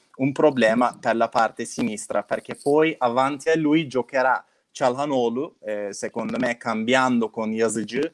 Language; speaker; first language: Italian; non-native, fluent; Turkish